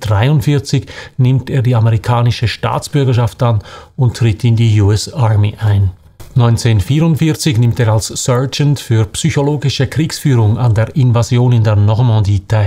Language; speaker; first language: German; native; German